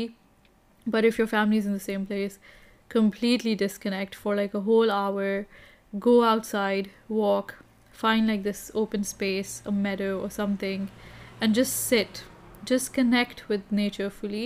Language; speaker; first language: English; non-native, local second language; Urdu